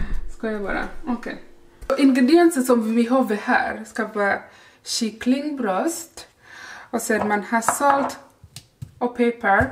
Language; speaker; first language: Swedish; non-native, learner; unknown